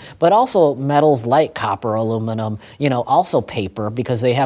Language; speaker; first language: English; native; English